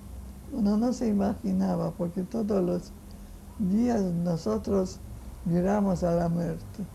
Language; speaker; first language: Spanish; non-native, fluent; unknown